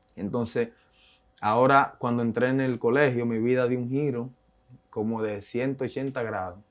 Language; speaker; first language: Spanish; native; Spanish